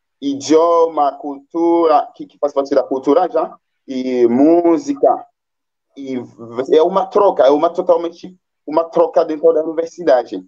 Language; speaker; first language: Portuguese; non-native, fluent; Haitian Creole